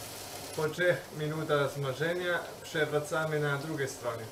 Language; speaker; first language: Polish; non-native, learner; Italian